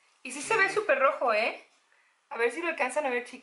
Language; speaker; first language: Spanish; native; Spanish